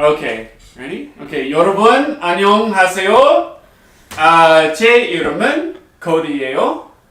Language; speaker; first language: Korean; non-native, learner; English